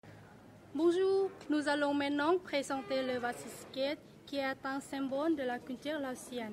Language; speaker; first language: French; non-native, learner; Lao